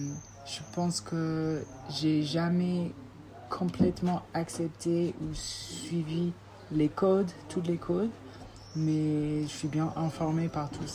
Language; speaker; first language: French; non-native, fluent; English